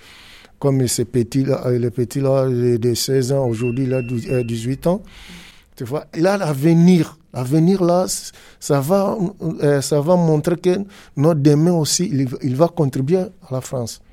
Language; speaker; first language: French; non-native, learner; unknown